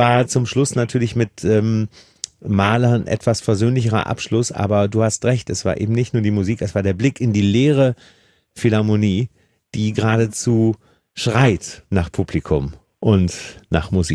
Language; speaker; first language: German; native; German